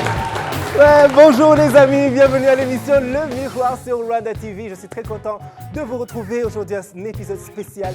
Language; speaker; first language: French; non-native, local second language; Kinyarwanda